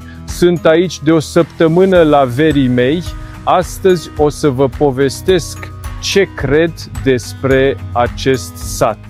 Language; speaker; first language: Romanian; non-native, learner; French